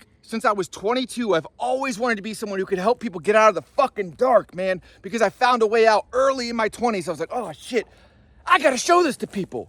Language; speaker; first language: English; native; English